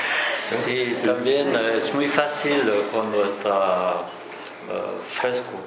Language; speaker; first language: Spanish; non-native, fluent; French